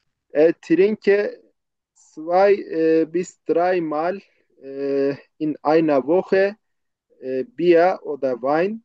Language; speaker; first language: German; non-native, fluent; Turkish